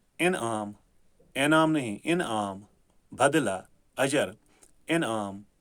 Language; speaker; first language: Urdu; non-native, local second language; Kashmiri